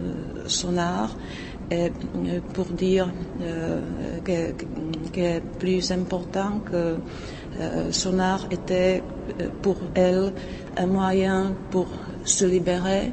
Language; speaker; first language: French; non-native, fluent; Czech